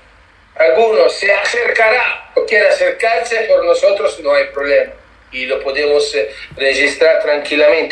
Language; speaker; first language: Spanish; non-native, learner; Italian